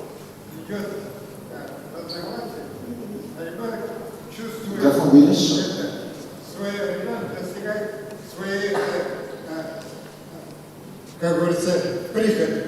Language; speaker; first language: Russian; non-native, local second language; Kazakh